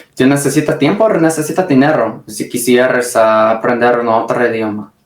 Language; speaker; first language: Spanish; non-native, learner; English